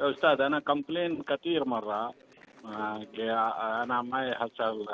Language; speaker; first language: Arabic; non-native, learner; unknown